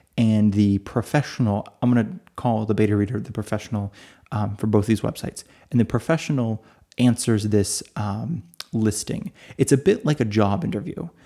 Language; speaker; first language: English; native; English